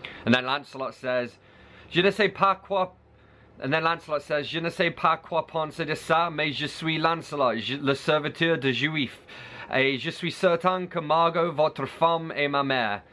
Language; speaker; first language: French; non-native, learner; English